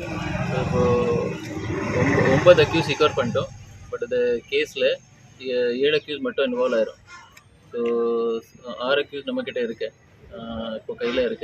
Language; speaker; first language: Tamil; non-native, fluent; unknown